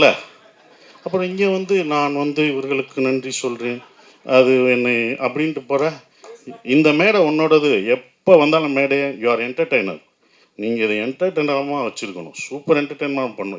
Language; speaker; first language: Tamil; native; Tamil